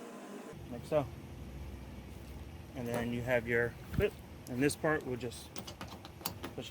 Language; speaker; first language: English; native; English